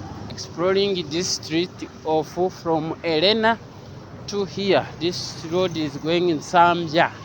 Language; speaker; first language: English; non-native, learner; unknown